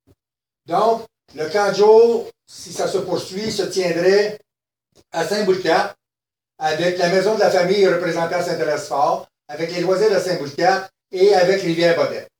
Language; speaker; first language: French; native; French